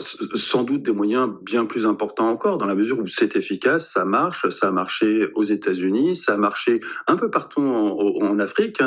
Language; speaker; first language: French; native; French